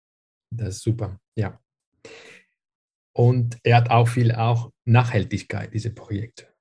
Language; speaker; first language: German; non-native, fluent; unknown